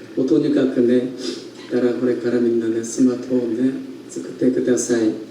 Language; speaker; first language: Japanese; non-native, fluent; Korean